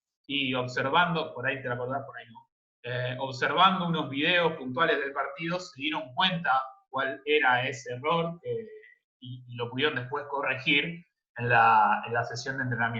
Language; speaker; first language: Spanish; native; Spanish